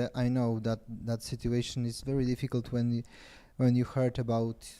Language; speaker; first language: English; non-native, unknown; Polish